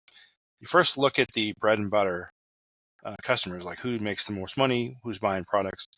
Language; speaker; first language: English; native; English